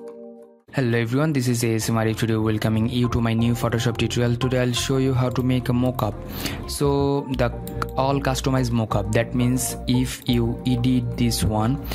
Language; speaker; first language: English; non-native, fluent; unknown